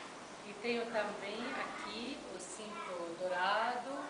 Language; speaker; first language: Portuguese; non-native, fluent; Arabic